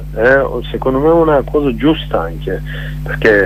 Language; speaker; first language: Italian; non-native, learner; Kurdish